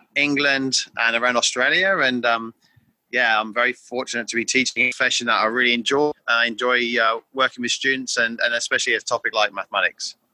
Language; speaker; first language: English; native; English